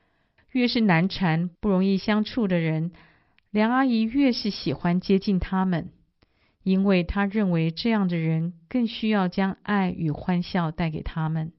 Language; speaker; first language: Chinese; native; Chinese